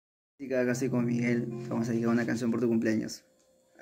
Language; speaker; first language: Spanish; native; Spanish